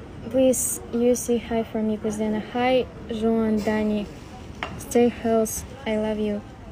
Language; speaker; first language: English; non-native, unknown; Russian